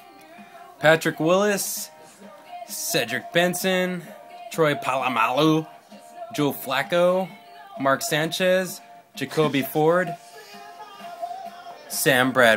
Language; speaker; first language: English; native; English